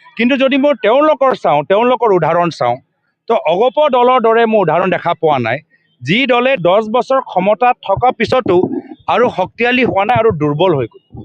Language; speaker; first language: Assamese; native; Assamese